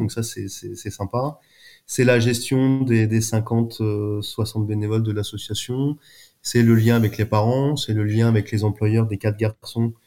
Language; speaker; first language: French; native; French